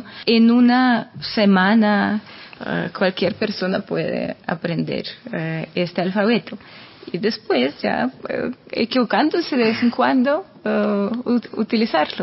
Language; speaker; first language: Spanish; non-native, fluent; Russian